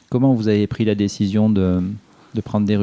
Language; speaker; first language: French; native; French